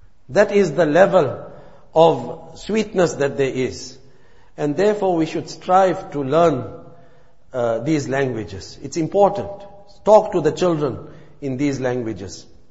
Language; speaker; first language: English; native; English